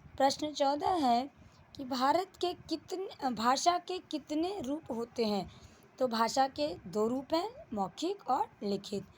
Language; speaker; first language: Hindi; native; Hindi